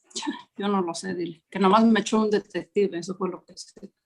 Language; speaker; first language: Spanish; native; Spanish